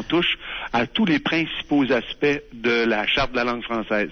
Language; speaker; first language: French; native; French